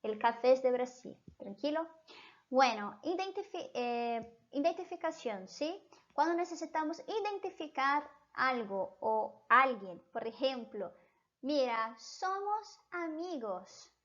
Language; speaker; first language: Spanish; non-native, fluent; Portuguese